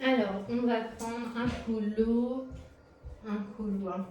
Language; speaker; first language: French; native; French